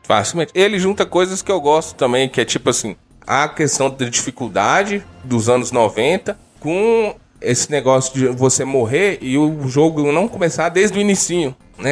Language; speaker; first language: Portuguese; native; Portuguese